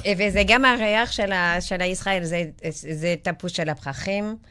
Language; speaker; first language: Hebrew; non-native, learner; French